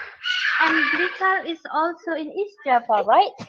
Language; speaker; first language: English; non-native, fluent; Indonesian